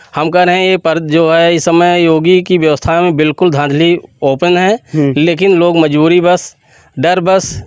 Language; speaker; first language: Hindi; native; Hindi